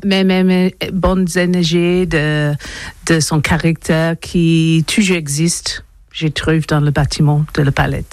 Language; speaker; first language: French; non-native, learner; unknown